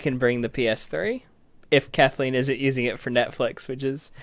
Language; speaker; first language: English; native; English